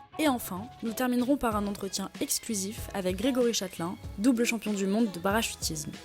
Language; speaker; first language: French; native; French